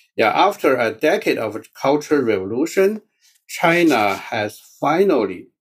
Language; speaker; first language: English; non-native, learner; Chinese